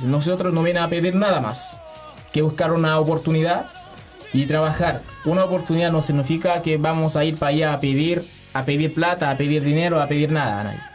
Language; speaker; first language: Spanish; non-native, learner; Haitian Creole